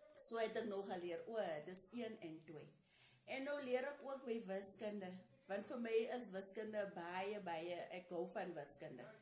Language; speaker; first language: Afrikaans; non-native, local second language; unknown